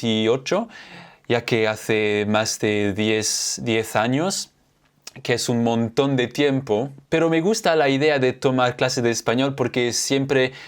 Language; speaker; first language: Spanish; non-native, fluent; French